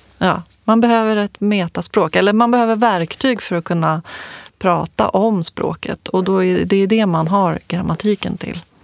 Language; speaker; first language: Swedish; native; Swedish